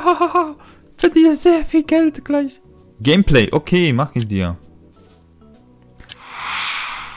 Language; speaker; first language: German; non-native, fluent; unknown